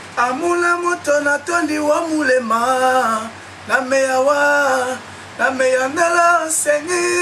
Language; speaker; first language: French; non-native, local second language; Lingala